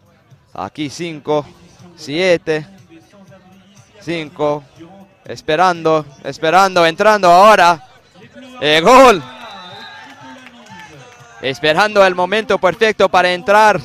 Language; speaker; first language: Spanish; non-native, fluent; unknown